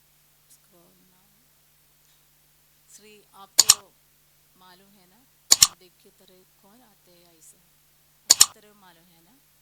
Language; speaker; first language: Hindi; non-native, local second language; Malayalam